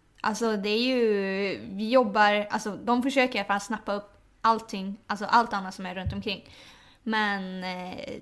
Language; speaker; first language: Swedish; early bilingual, other home language; Thai